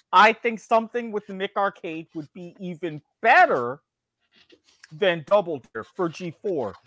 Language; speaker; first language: English; native; English